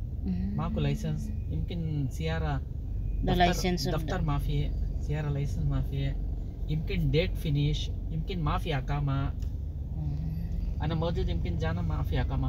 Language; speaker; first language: Arabic; non-native, learner; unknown